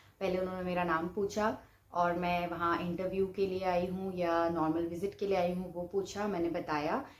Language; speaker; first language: Hindi; non-native, local second language; Bangla